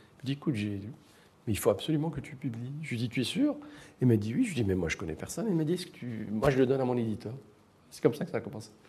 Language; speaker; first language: French; non-native, local second language; Arabic